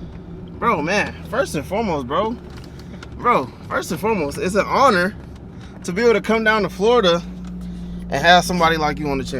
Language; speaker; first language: English; native; English